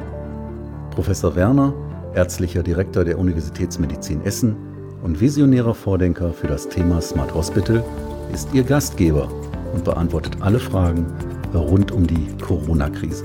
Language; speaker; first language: German; native; German